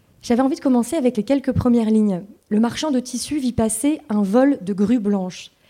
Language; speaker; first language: French; native; French